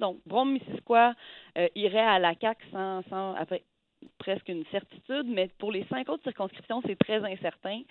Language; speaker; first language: French; native; French